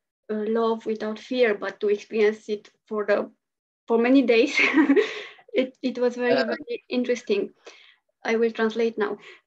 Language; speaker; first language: English; non-native, fluent; Romanian